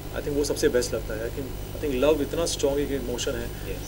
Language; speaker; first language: Hindi; native; Hindi